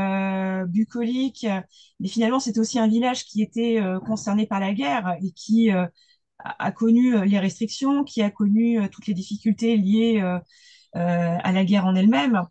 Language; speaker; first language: French; native; French